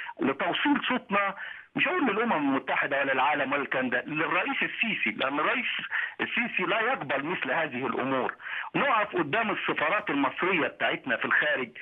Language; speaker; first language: Arabic; native; Arabic